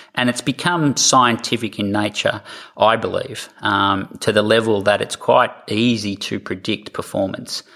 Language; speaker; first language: English; native; English